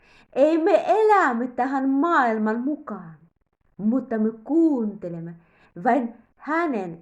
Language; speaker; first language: Finnish; non-native, learner; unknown